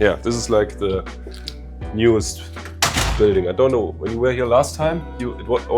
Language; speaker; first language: English; non-native, fluent; German